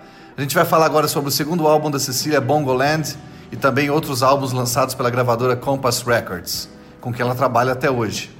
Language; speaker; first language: Portuguese; native; Portuguese